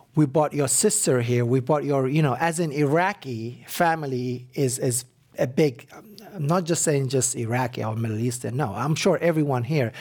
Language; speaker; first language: English; non-native, fluent; Arabic